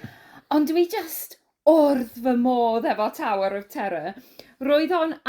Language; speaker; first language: Welsh; non-native, learner; English